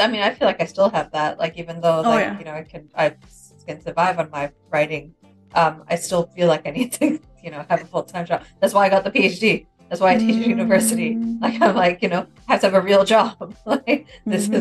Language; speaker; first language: English; native; English